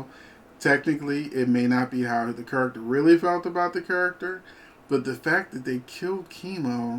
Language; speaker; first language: English; native; English